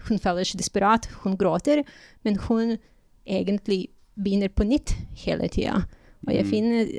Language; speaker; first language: Norwegian; non-native, fluent; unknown